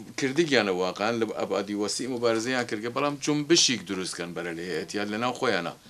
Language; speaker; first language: Central Kurdish; native; Central Kurdish